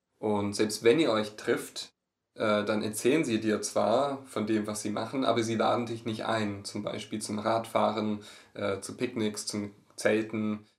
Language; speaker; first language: German; native; German